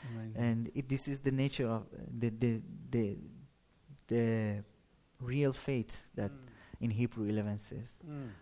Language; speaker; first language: English; non-native, learner; Persian